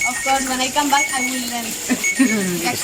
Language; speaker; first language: English; non-native, learner; Spanish